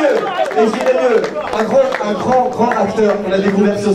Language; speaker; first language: French; native; French